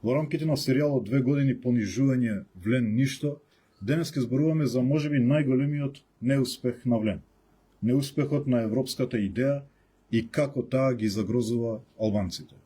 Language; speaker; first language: Macedonian; non-native, local second language; Albanian